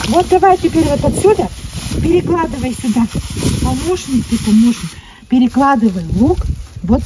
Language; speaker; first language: Russian; native; Russian